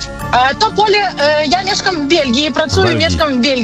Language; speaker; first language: Polish; non-native, learner; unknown